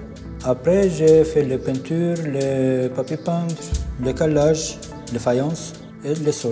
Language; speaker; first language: French; non-native, learner; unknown